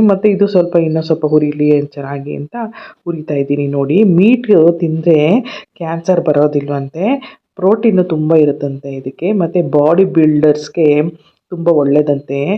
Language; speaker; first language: Kannada; native; Kannada